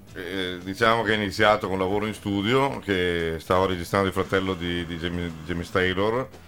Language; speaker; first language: Italian; native; Italian